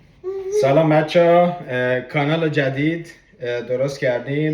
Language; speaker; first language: Persian; early bilingual, heritage; Persian